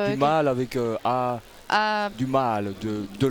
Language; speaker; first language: French; native; French